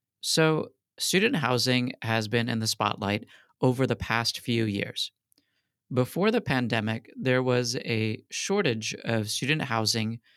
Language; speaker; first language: English; native; English